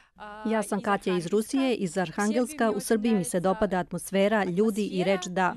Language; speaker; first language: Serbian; non-native, learner; Russian